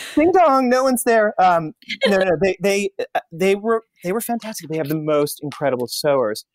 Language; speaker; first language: English; native; English